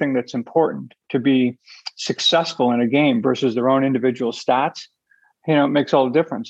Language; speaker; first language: English; native; English